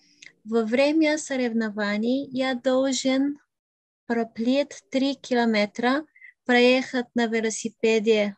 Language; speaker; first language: Russian; non-native, learner; Bulgarian